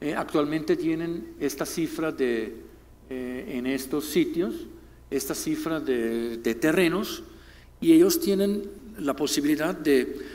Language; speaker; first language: Spanish; non-native, fluent; German